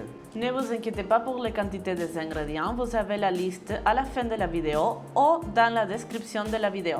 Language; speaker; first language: French; non-native, learner; Spanish